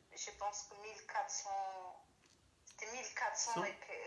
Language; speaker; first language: French; non-native, learner; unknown